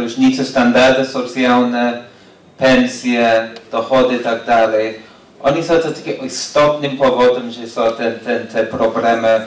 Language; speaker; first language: Polish; non-native, fluent; English